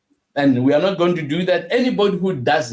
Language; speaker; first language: English; non-native, local second language; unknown